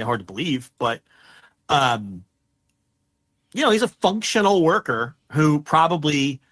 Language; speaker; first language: English; native; English